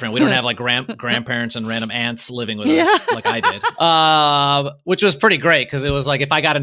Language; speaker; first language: English; early bilingual, other home language; Polish